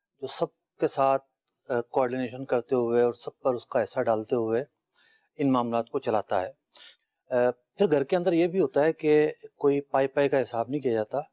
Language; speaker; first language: Urdu; native; Urdu